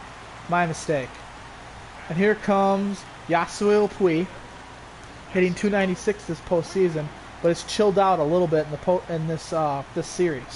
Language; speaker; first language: English; native; English